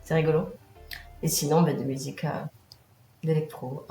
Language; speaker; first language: French; native; French